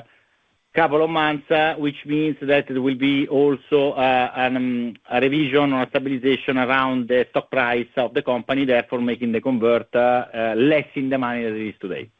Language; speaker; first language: English; non-native, fluent; Italian